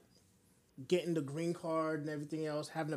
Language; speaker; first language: English; non-native, fluent; French